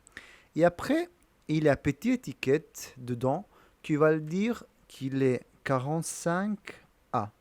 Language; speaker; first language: French; non-native, learner; Italian